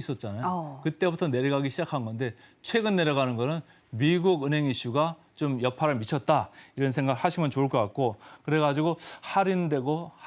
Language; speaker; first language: Korean; native; Korean